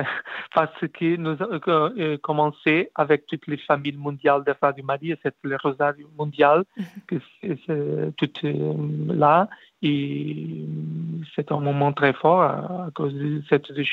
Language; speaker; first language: French; non-native, learner; Portuguese